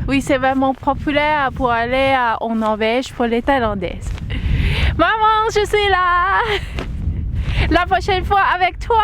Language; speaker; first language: French; non-native, learner; Thai